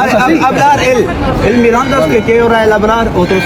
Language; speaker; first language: Spanish; non-native, learner; Punjabi